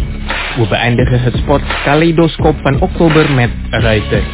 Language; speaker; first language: Dutch; non-native, fluent; Indonesian